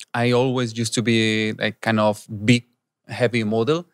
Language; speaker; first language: English; non-native, fluent; Spanish